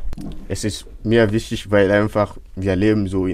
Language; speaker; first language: German; non-native, fluent; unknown